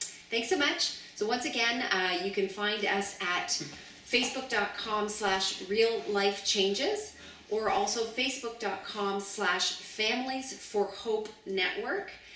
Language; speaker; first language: English; native; English